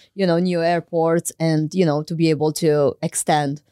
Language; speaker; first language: English; non-native, fluent; Romanian